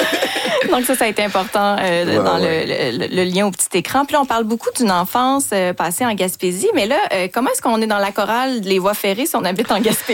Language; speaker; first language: French; native; French